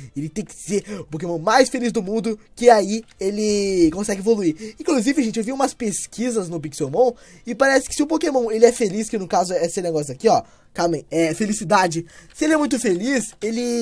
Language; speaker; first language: Portuguese; native; Portuguese